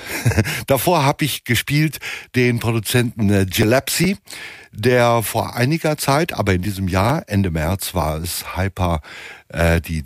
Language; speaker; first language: German; native; German